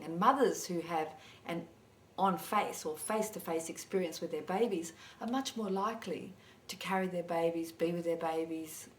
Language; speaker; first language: English; native; English